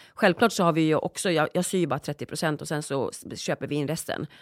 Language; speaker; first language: Swedish; early bilingual, other home language; Polish